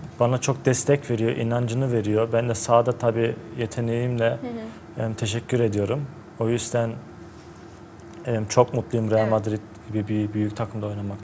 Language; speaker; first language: Turkish; early bilingual, heritage; Turkish